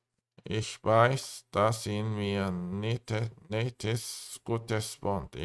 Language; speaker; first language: German; non-native, learner; Korean